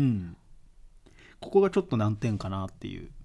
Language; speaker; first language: Japanese; native; Japanese